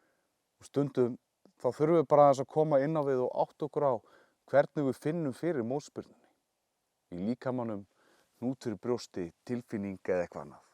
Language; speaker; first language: Icelandic; native; Icelandic